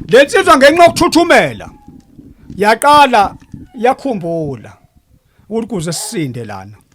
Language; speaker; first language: Zulu; native; Zulu